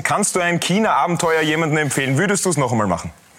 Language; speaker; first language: German; native; German